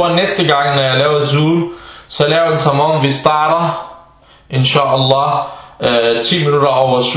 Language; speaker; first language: Danish; early bilingual, other home language; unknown